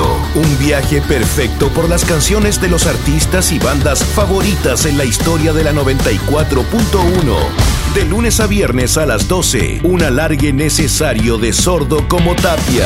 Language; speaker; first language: Spanish; native; Spanish